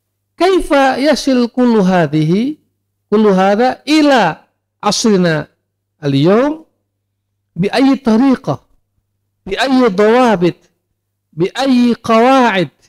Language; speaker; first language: Arabic; non-native, fluent; Indonesian